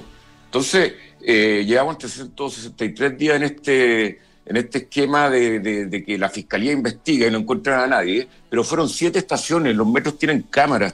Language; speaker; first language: Spanish; native; Spanish